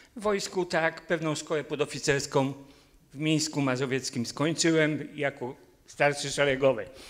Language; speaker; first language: Polish; native; Polish